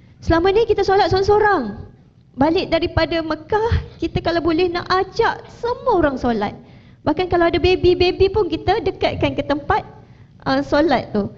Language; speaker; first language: Malay; native; Malay